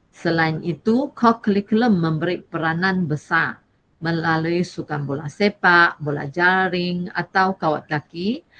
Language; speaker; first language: Malay; non-native, local second language; Chinese